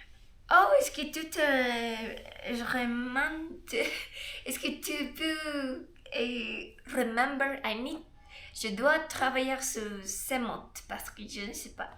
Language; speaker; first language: French; non-native, learner; Spanish